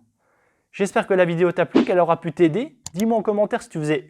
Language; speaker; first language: French; native; French